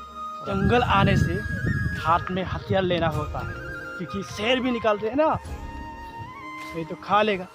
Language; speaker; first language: Hindi; non-native, local second language; Assamese